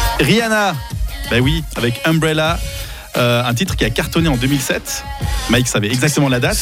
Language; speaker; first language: French; native; French